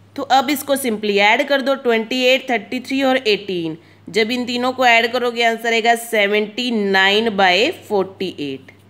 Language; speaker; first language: Hindi; non-native, local second language; Punjabi